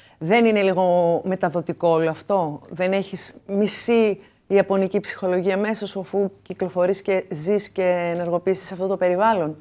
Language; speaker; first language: Greek; native; Greek